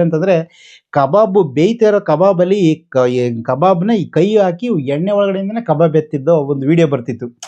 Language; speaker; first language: Kannada; native; Kannada